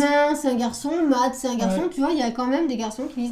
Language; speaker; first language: French; native; French